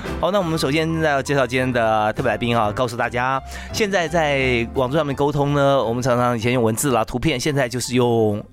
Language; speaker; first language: Chinese; native; Chinese